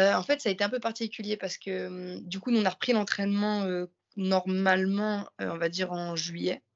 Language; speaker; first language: French; native; French